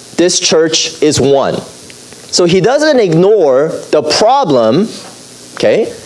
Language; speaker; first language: English; native; English